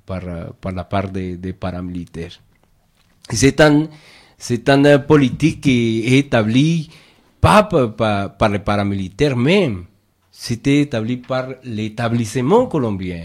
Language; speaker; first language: French; non-native, fluent; Spanish